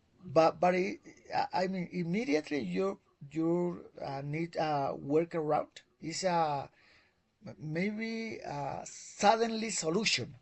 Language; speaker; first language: English; non-native, learner; Spanish